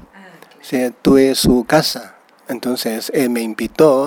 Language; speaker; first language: Spanish; non-native, learner; Chinese